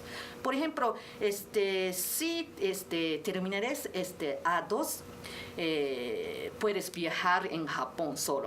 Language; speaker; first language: Spanish; non-native, learner; Japanese